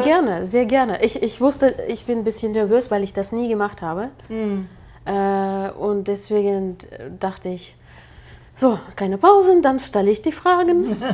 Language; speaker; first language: German; non-native, fluent; Russian